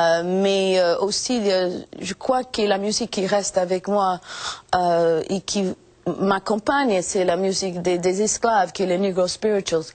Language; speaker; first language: French; non-native, fluent; English